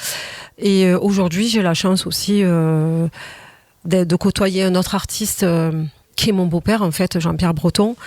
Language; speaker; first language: French; native; French